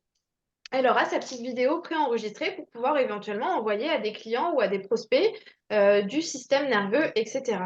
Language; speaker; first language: French; native; French